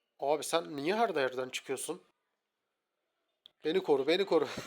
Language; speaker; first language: Turkish; native; Turkish